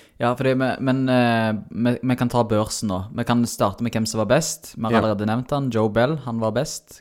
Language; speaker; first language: Norwegian; native; Norwegian